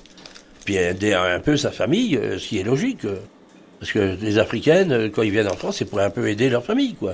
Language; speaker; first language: French; native; French